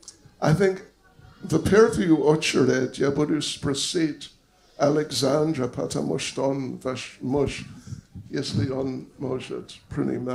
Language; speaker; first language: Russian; non-native, learner; English